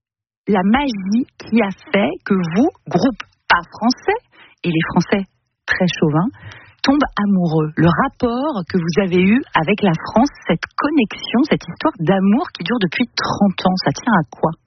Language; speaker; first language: French; native; French